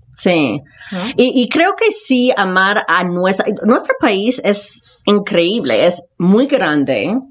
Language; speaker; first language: Spanish; non-native, fluent; English